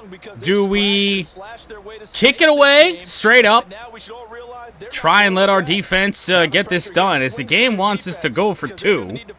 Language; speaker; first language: English; native; English